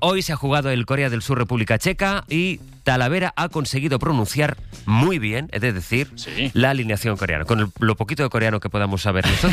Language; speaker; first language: Spanish; native; Spanish